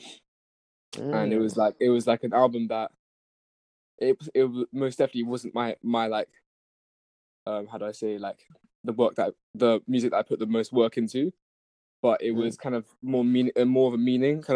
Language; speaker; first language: English; native; English